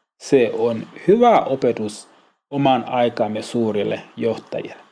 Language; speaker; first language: Finnish; non-native, learner; Swahili